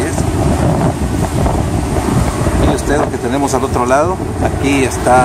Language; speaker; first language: Spanish; native; Spanish